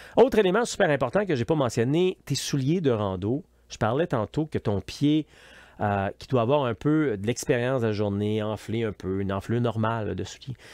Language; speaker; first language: French; native; French